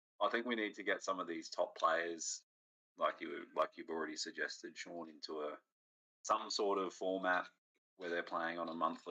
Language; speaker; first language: English; native; English